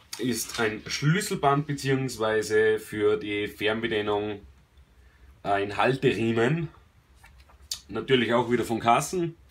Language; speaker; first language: German; native; German